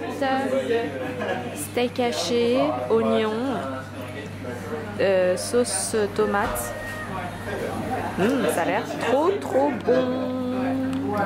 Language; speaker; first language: French; non-native, learner; Thai